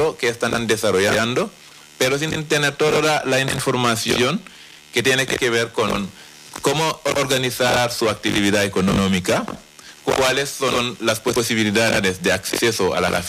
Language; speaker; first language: Spanish; non-native, fluent; Wolof